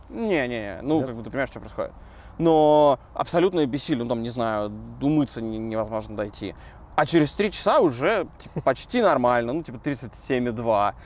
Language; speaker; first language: Russian; native; Russian